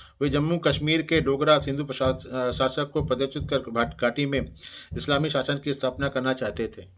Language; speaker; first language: Hindi; native; Hindi